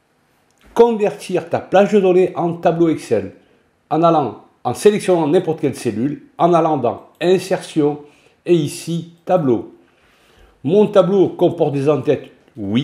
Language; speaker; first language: French; native; French